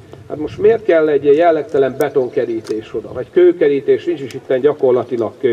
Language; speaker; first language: Hungarian; native; Hungarian